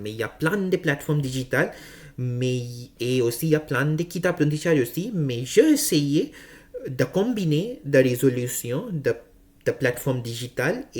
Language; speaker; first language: French; non-native, learner; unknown